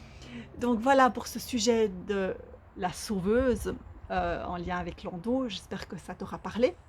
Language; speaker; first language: French; native; French